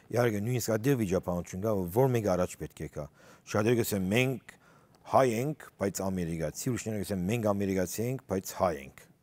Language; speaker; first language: Armenian; early bilingual, heritage; Armenian